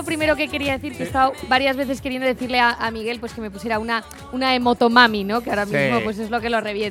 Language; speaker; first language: Spanish; native; Spanish